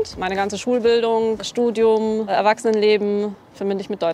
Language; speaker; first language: German; early bilingual, other home language; Polish